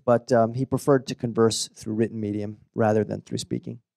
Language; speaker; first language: English; native; English